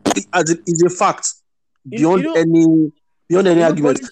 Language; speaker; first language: English; non-native, local second language; Yoruba